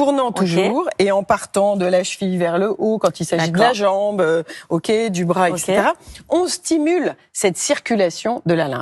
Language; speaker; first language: French; native; French